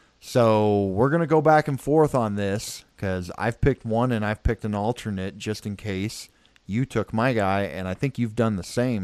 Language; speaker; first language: English; native; English